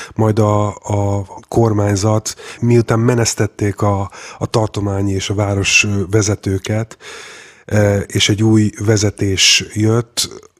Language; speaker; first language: Hungarian; native; Hungarian